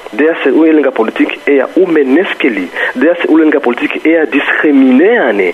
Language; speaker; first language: Danish; non-native, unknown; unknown